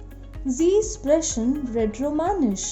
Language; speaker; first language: German; non-native, fluent; Hindi